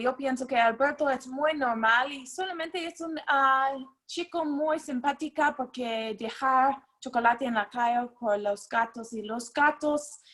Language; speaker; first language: Spanish; non-native, learner; English